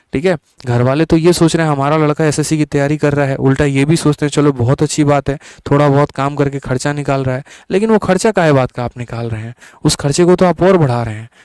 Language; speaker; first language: Hindi; native; Hindi